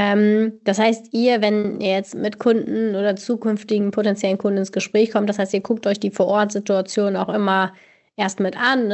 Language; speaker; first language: German; native; German